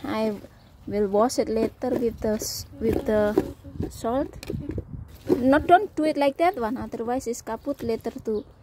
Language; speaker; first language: English; non-native, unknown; Indonesian